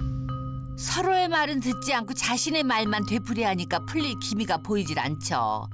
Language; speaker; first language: Korean; native; Korean